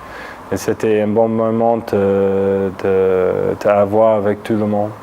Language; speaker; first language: French; non-native, fluent; English